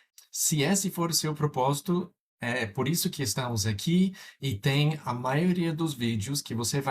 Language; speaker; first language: Portuguese; non-native, fluent; English